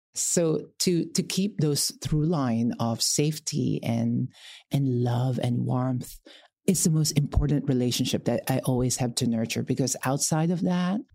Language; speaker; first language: English; non-native, local second language; Filipino